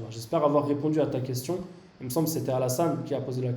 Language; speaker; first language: French; native; French